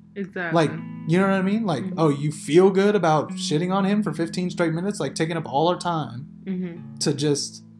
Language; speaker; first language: English; native; English